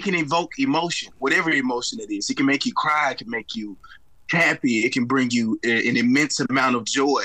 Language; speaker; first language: English; native; English